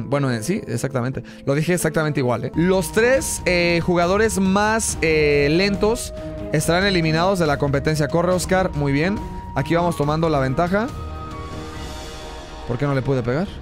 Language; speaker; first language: Spanish; native; Spanish